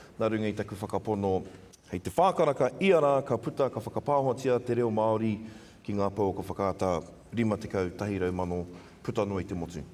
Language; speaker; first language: Māori; non-native, local second language; English